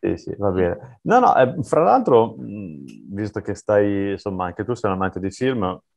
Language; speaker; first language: Italian; native; Italian